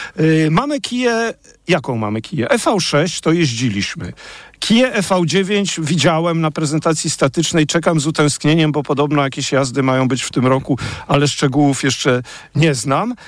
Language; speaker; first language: Polish; native; Polish